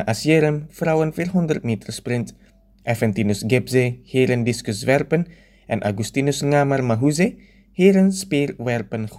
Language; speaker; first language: Dutch; non-native, fluent; Indonesian